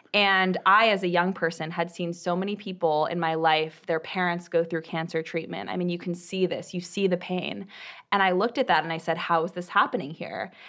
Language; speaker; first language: English; native; English